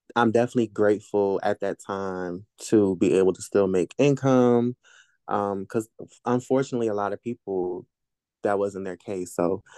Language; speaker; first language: English; native; English